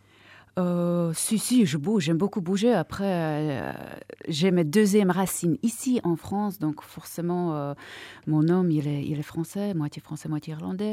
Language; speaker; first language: French; non-native, fluent; Czech